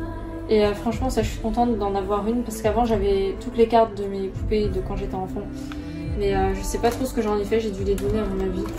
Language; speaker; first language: French; native; French